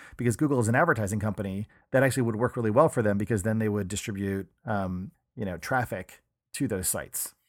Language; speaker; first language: English; native; English